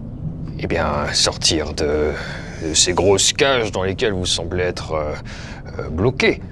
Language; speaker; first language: French; native; French